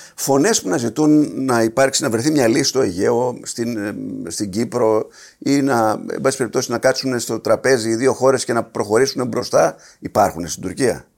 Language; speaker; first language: Greek; native; Greek